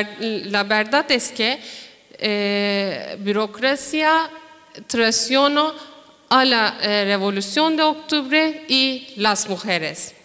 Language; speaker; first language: Spanish; non-native, fluent; Turkish